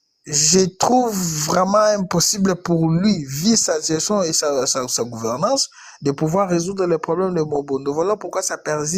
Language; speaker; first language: French; non-native, local second language; Lingala